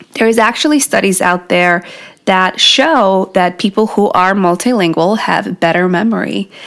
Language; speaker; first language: English; non-native, fluent; Polish